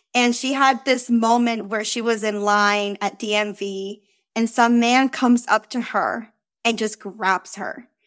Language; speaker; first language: English; early bilingual, other home language; Spanish